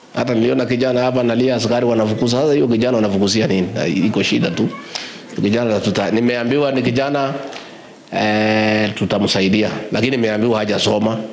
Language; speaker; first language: Swahili; non-native, local second language; Kikuyu